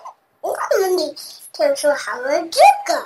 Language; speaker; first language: Chinese; early bilingual, heritage; Chinese